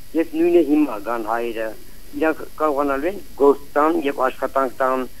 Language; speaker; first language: Armenian; native; Armenian